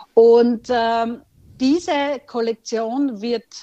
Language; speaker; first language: German; native; German